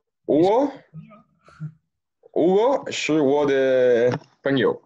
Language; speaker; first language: Chinese; non-native, learner; Spanish